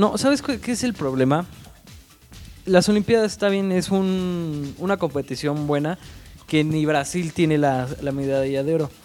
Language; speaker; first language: Spanish; native; Spanish